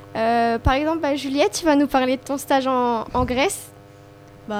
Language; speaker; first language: French; native; French